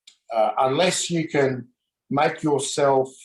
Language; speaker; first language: English; native; English